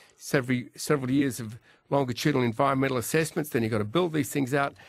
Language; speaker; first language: English; native; English